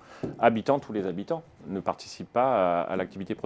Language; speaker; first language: French; native; French